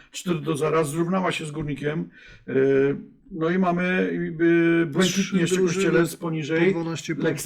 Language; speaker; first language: Polish; native; Polish